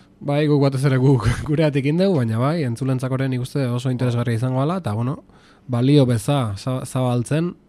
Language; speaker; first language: Basque; native; Basque